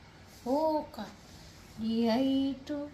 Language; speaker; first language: Indonesian; non-native, learner; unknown